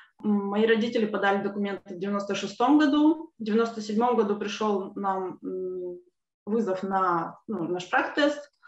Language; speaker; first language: Russian; native; Russian